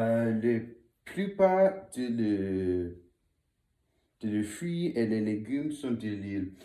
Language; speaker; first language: French; non-native, learner; English